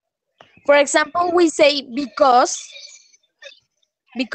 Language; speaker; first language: English; non-native, learner; Spanish